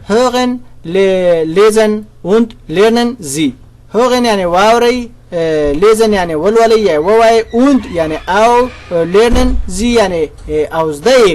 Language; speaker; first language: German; non-native, fluent; Pashto